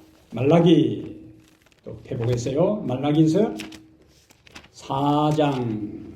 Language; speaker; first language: Korean; native; Korean